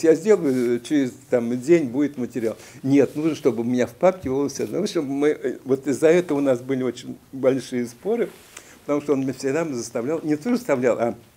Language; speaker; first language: Russian; native; Russian